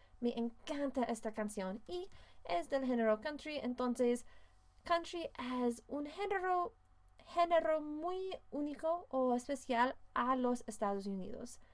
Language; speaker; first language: Spanish; non-native, fluent; English